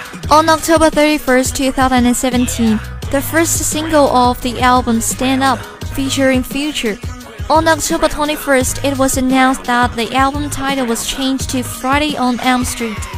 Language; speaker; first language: English; non-native, fluent; Chinese